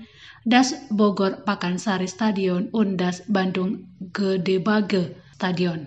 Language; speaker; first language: German; non-native, fluent; Indonesian